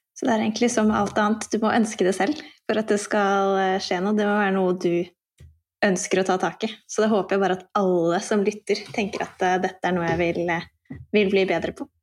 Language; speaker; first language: Norwegian; native; Norwegian